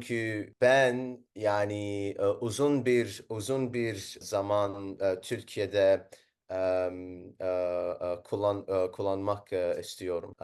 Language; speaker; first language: Turkish; non-native, learner; Arabic